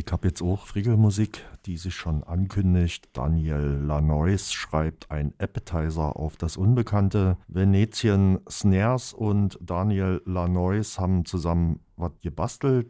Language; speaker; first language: German; native; German